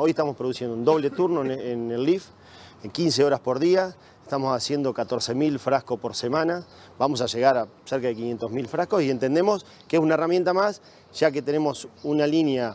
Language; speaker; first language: Spanish; native; Spanish